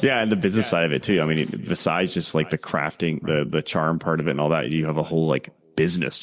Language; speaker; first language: English; native; English